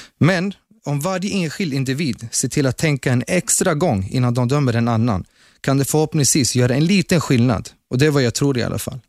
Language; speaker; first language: Swedish; early bilingual, other home language; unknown